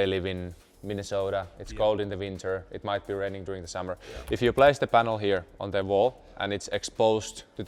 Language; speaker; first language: English; non-native, fluent; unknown